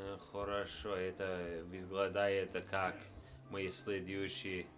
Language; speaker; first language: Russian; non-native, learner; English